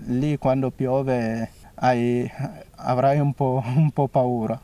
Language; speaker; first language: Italian; non-native, fluent; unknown